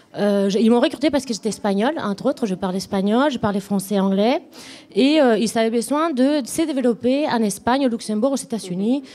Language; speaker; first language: French; non-native, fluent; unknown